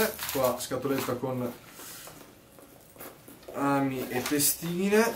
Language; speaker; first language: Italian; native; Italian